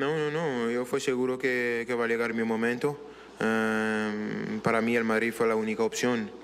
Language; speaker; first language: Spanish; non-native, learner; French